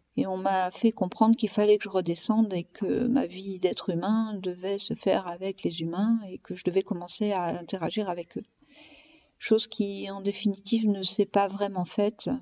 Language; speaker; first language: French; native; French